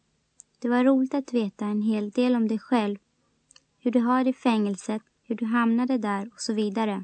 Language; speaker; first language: Swedish; non-native, local second language; Romany